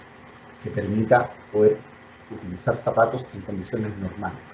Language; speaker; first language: Spanish; native; Spanish